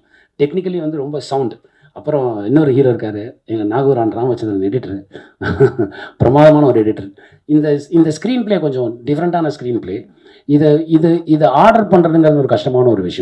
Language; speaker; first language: Tamil; native; Tamil